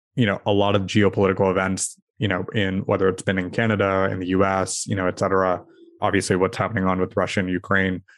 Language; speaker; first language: English; early bilingual, other home language; Hindi